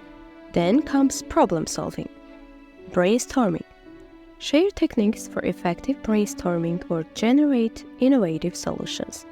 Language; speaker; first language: English; non-native, fluent; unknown